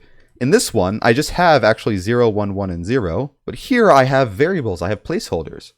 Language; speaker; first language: English; native; English